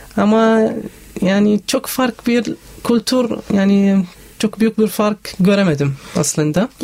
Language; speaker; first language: Turkish; non-native, learner; Arabic